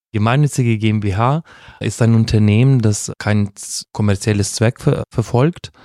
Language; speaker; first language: German; non-native, fluent; Russian